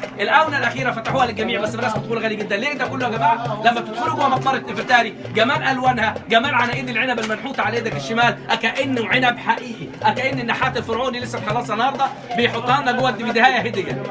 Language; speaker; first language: Arabic; native; Arabic